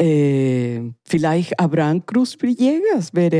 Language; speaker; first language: German; non-native, learner; Spanish